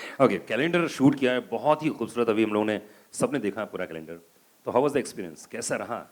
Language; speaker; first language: Hindi; native; Hindi